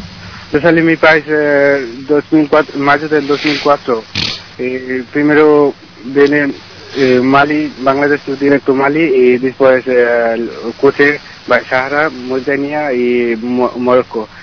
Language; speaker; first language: Spanish; non-native, learner; Bangla